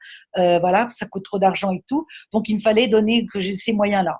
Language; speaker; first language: French; native; French